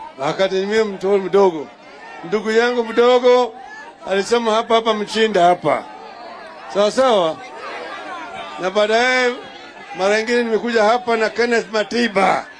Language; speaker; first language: Swahili; non-native, local second language; Luo (Kenya and Tanzania)